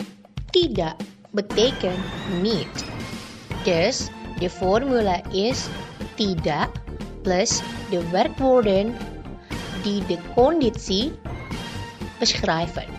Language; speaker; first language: Dutch; non-native, learner; Indonesian